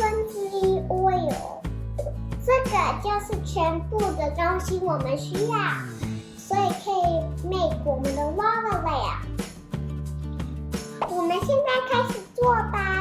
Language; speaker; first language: Chinese; early bilingual, heritage; Chinese